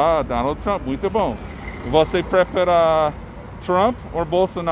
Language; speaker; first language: Portuguese; non-native, learner; English